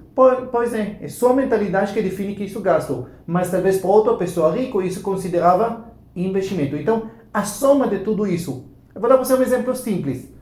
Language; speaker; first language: Portuguese; non-native, fluent; Hebrew